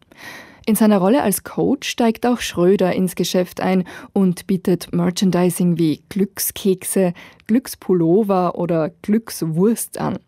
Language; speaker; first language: German; native; German